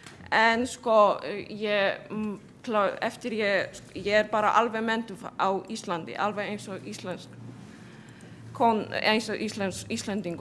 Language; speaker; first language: Icelandic; non-native, fluent; Polish